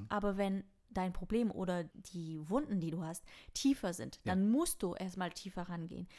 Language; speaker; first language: German; non-native, fluent; French